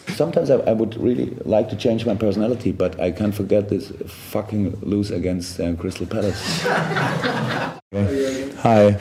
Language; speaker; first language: English; non-native, fluent; German